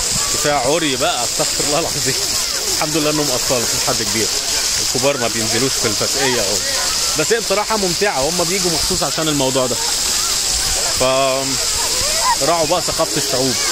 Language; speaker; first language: Arabic; native; Arabic